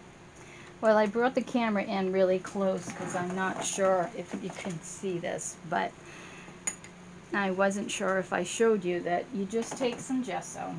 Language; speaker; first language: English; native; English